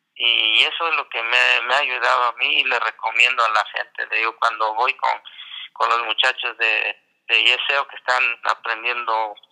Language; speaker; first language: Spanish; native; Spanish